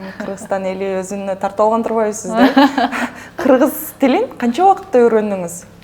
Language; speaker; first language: Kyrgyz; native; Kyrgyz